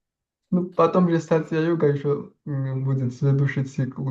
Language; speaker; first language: Russian; non-native, local second language; Georgian